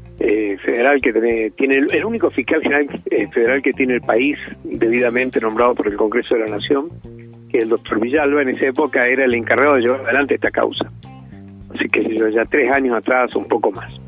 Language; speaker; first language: Spanish; native; Spanish